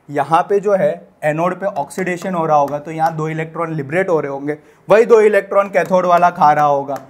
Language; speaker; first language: Hindi; non-native, local second language; Gujarati